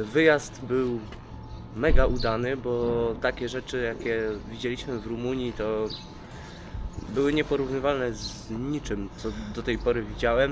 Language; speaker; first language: Polish; native; Polish